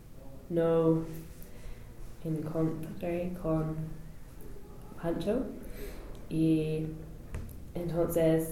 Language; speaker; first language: Spanish; non-native, learner; English